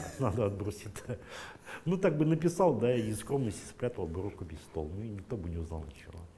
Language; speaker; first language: Russian; native; Russian